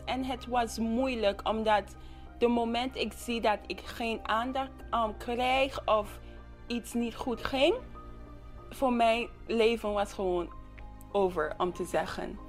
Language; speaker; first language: Dutch; non-native, local second language; English